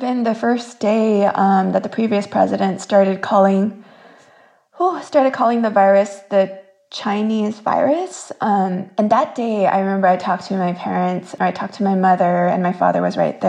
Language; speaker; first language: English; early bilingual, other home language; Korean